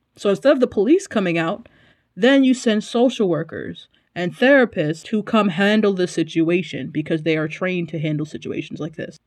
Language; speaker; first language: English; native; English